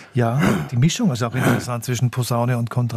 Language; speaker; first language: German; native; German